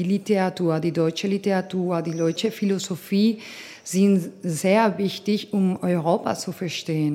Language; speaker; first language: German; non-native, fluent; Spanish